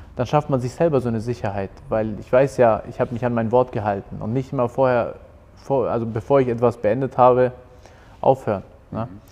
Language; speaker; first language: German; early bilingual, other home language; Albanian